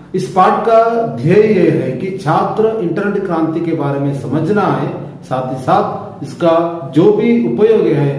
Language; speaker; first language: Hindi; non-native, local second language; Kannada